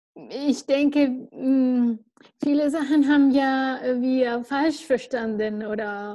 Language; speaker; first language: German; non-native, learner; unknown